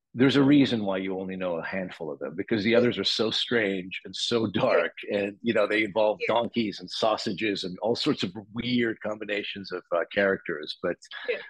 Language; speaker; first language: English; native; English